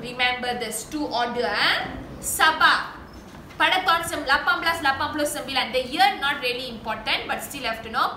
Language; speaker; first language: English; non-native, local second language; Tamil